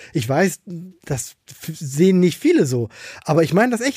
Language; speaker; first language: German; native; German